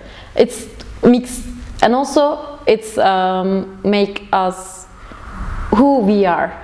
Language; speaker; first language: English; non-native, learner; Turkish